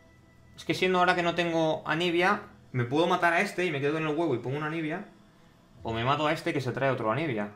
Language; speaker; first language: Spanish; native; Spanish